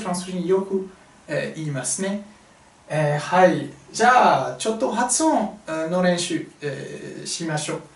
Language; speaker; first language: Japanese; non-native, fluent; French